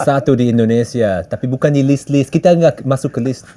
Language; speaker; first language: Indonesian; early bilingual, heritage; English